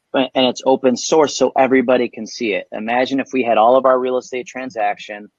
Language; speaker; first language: English; native; English